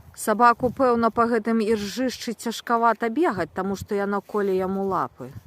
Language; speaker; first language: Belarusian; native; Belarusian